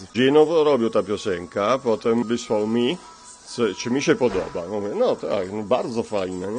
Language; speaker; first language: Polish; non-native, fluent; Italian